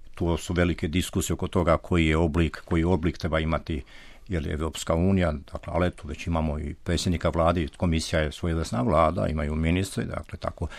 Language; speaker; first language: Serbian; native; Serbian